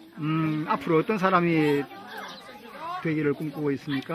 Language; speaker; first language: Korean; native; Korean